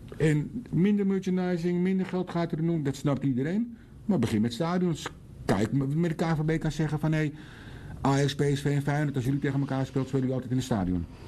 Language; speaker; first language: Dutch; early bilingual, other home language; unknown